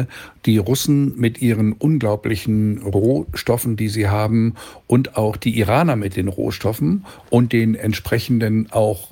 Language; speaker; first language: German; native; German